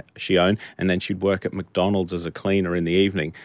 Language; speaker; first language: English; native; English